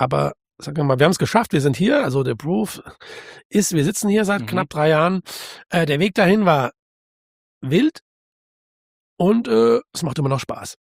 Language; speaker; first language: German; native; German